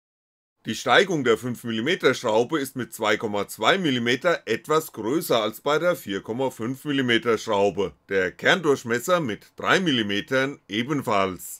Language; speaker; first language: German; native; German